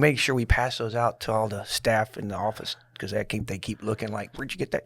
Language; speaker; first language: English; native; English